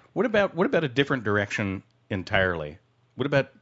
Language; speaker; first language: English; native; English